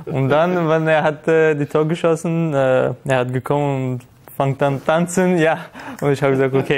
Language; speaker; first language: German; non-native, learner; Armenian